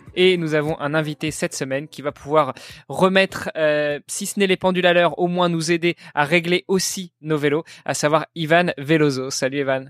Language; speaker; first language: French; non-native, fluent; Italian